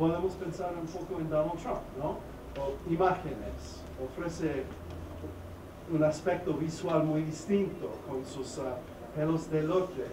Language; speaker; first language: Spanish; non-native, fluent; English